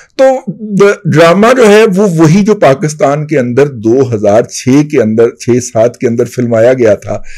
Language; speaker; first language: Urdu; native; Urdu